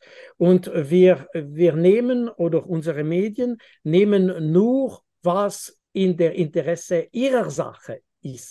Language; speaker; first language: German; non-native, fluent; French